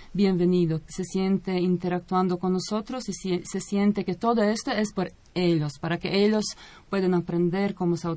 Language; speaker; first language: Spanish; non-native, fluent; Croatian